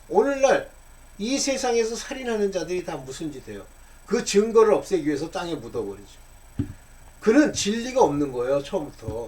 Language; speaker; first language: Korean; native; Korean